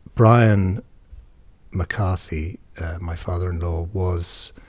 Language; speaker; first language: English; native; English